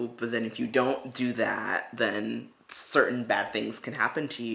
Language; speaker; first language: English; native; English